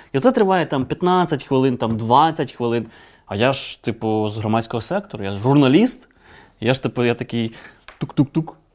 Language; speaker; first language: Ukrainian; native; Ukrainian